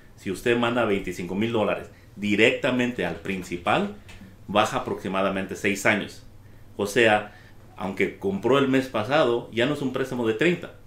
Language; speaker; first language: Spanish; early bilingual, heritage; Spanish